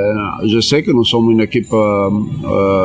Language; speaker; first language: French; non-native, learner; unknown